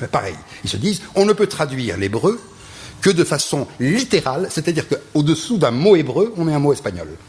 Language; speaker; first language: French; non-native, local second language; Ladino